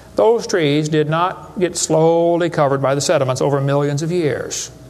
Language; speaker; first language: English; native; English